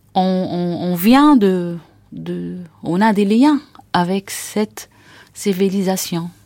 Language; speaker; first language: French; non-native, fluent; Arabic